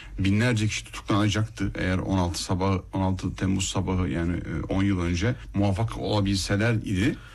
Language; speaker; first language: Turkish; native; Turkish